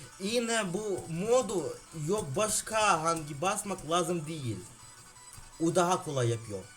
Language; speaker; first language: Turkish; non-native, learner; Ukrainian